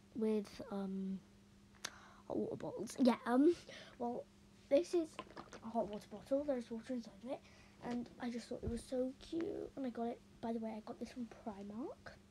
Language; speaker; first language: English; native; English